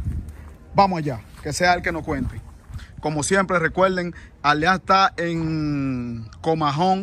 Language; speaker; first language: Spanish; native; Spanish